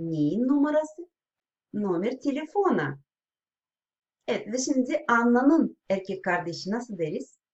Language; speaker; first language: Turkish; non-native, fluent; Russian